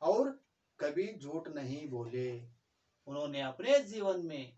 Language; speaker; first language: Hindi; non-native, local second language; Kannada